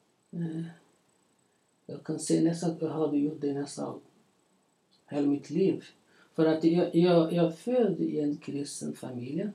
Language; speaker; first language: Swedish; non-native, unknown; Portuguese